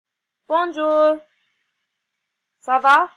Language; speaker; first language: French; non-native, learner; English